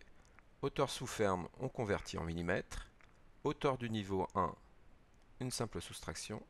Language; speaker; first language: French; native; French